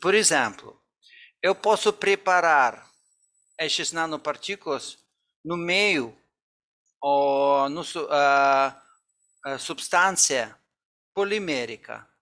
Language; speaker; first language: Portuguese; non-native, fluent; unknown